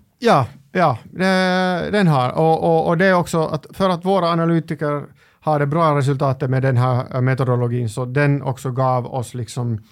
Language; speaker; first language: Swedish; non-native, local second language; Finnish